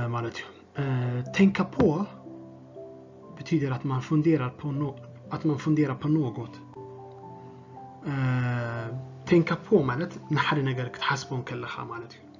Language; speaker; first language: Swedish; non-native, fluent; Tigrinya